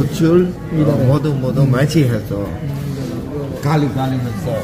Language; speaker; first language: Korean; non-native, learner; Vietnamese